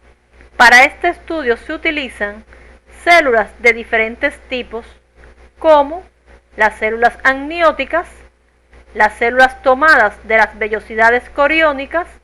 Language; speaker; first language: Spanish; native; Spanish